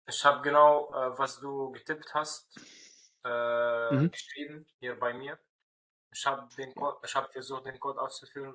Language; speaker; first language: German; non-native, fluent; Arabic